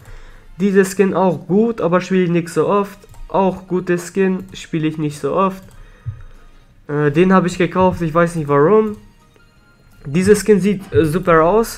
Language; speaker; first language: German; non-native, learner; Albanian